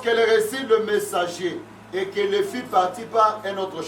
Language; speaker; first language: French; non-native, local second language; Lingala